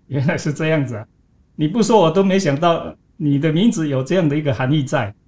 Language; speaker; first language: Chinese; native; Chinese